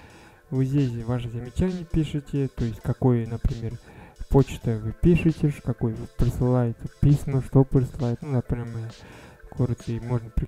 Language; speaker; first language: Russian; non-native, fluent; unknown